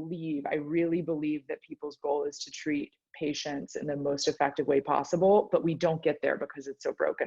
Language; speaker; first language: English; native; English